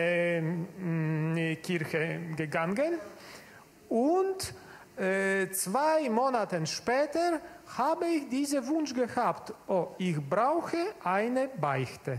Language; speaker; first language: German; non-native, learner; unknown